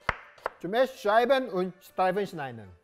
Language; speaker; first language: German; non-native, learner; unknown